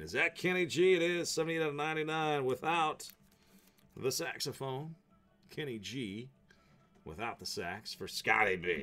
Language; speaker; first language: English; native; English